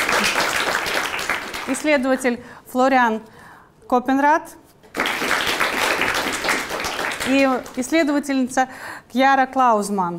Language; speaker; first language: Russian; native; Russian